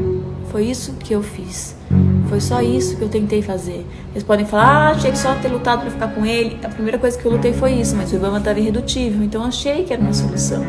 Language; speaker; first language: Portuguese; native; Portuguese